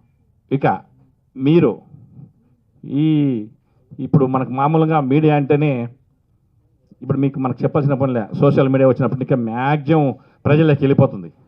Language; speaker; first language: Telugu; native; Telugu